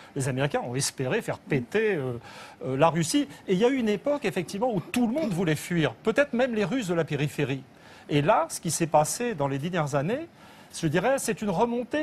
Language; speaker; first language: French; native; French